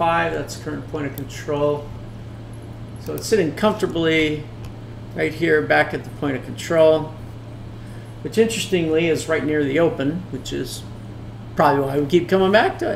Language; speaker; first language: English; native; English